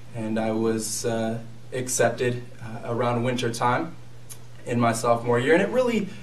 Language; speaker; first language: English; native; English